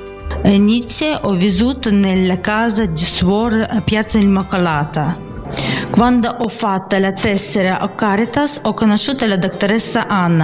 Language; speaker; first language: Italian; non-native, learner; Ukrainian